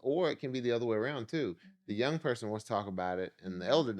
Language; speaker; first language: English; native; English